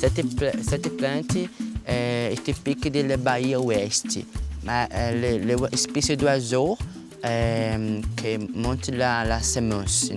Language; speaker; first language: French; non-native, learner; Portuguese